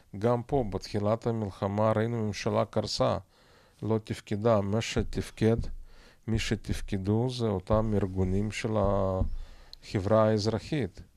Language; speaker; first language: Hebrew; non-native, fluent; Russian